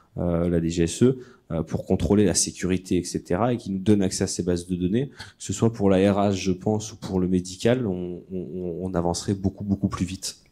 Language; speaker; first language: French; native; French